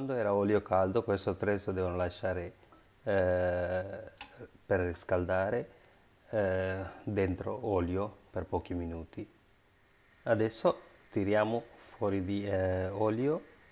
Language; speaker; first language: Italian; non-native, learner; Sinhala